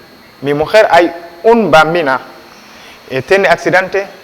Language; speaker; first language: Spanish; non-native, learner; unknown